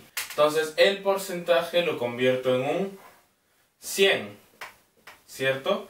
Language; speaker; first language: Spanish; native; Spanish